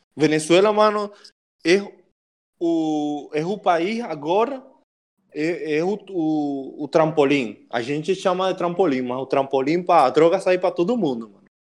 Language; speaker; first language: Portuguese; non-native, fluent; Spanish